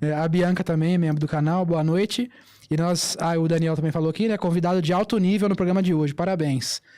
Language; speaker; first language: Portuguese; native; Portuguese